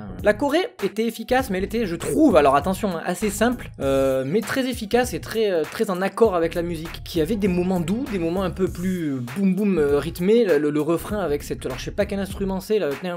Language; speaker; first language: French; native; French